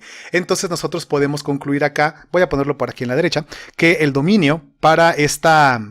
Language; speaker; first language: Spanish; native; Spanish